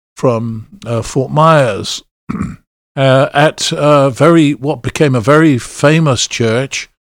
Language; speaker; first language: English; native; English